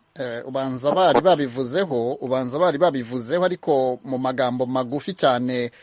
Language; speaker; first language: Kinyarwanda; native; Kinyarwanda